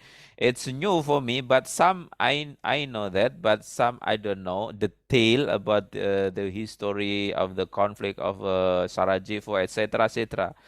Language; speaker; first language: English; non-native, learner; Indonesian